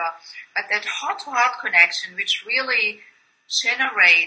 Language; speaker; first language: English; non-native, fluent; German